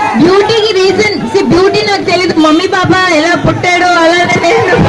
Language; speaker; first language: Telugu; non-native, local second language; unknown